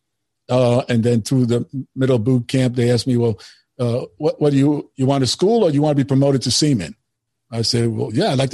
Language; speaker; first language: English; early bilingual, other home language; Spanish